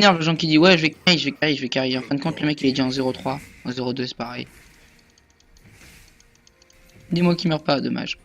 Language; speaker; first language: French; native; French